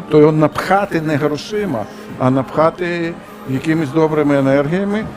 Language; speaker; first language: Ukrainian; non-native, local second language; Russian